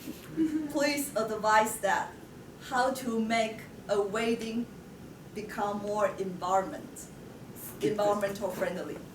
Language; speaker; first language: English; non-native, fluent; Chinese